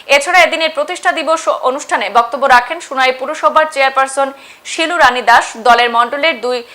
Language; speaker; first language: Bangla; native; Bangla